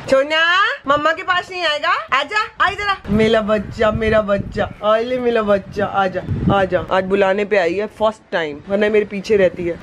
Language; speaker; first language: Hindi; native; Hindi